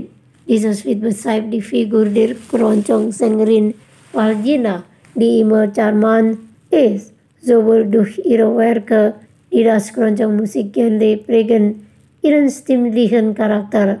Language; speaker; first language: German; non-native, fluent; Indonesian